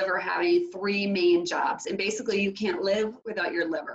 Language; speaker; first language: English; native; English